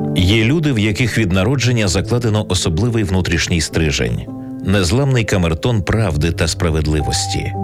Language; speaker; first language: Ukrainian; native; Ukrainian